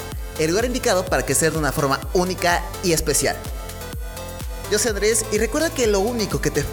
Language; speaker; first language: Spanish; native; Spanish